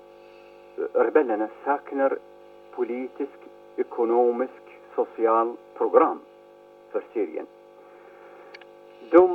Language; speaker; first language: Swedish; non-native, fluent; Arabic